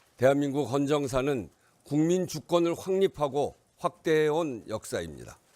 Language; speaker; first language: Korean; native; Korean